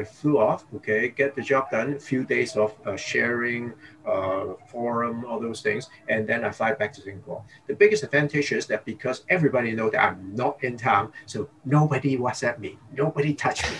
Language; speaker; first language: English; non-native, local second language; Cantonese